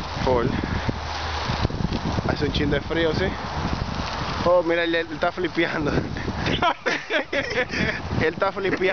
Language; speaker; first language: Spanish; native; Spanish